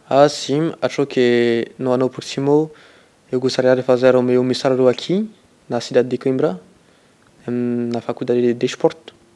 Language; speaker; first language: Portuguese; non-native, learner; French